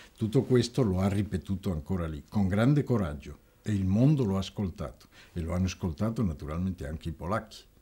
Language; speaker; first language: Italian; non-native, fluent; Spanish